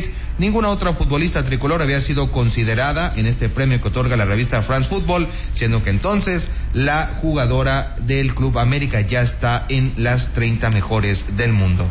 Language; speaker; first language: Spanish; native; Spanish